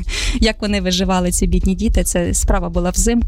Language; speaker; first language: Ukrainian; native; Ukrainian